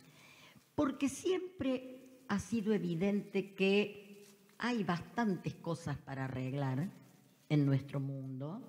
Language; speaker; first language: Spanish; native; Spanish